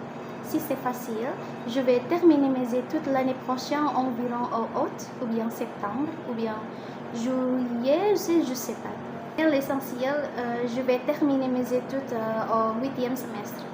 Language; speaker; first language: French; non-native, learner; Indonesian